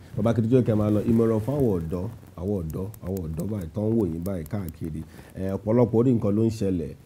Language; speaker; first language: Yoruba; native; Yoruba